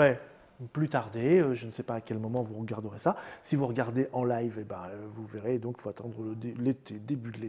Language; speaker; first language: French; native; French